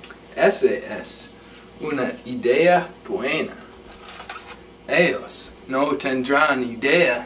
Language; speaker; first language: Spanish; non-native, learner; English